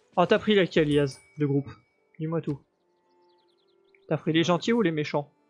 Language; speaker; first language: French; native; French